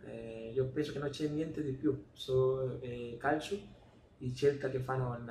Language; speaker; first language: Italian; non-native, learner; Spanish